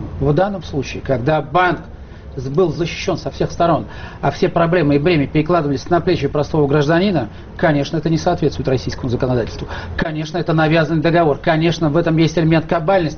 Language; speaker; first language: Russian; native; Russian